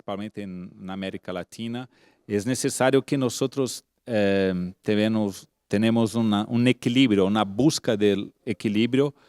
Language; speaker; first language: Spanish; non-native, fluent; Portuguese